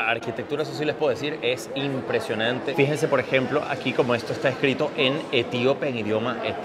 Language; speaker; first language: Spanish; native; Spanish